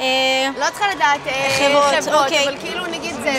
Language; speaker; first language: Hebrew; native; Hebrew